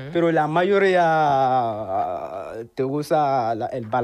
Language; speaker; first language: Spanish; non-native, learner; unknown